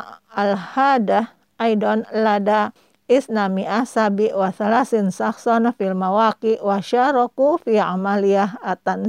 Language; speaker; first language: Arabic; non-native, fluent; Indonesian